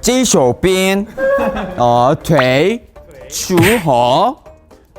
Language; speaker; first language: Chinese; non-native, learner; Korean